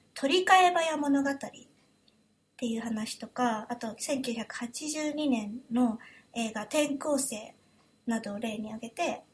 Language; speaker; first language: Japanese; early bilingual, heritage; Japanese